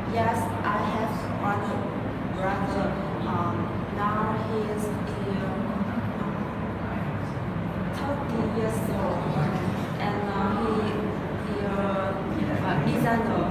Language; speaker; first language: English; non-native, learner; Vietnamese